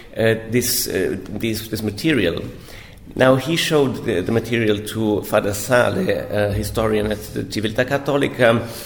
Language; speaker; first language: English; non-native, fluent; German